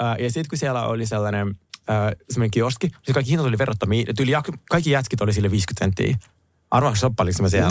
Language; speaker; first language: Finnish; early bilingual, other home language; Russian